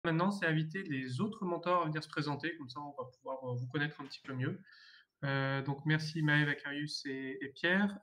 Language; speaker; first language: French; native; French